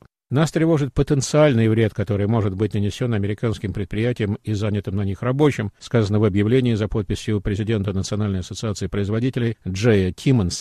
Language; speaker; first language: Russian; native; Russian